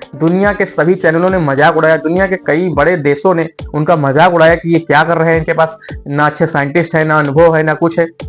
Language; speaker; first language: Hindi; native; Hindi